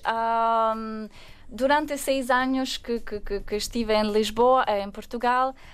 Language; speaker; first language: Portuguese; non-native, fluent; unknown